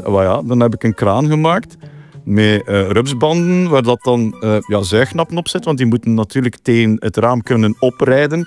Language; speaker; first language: Dutch; native; Dutch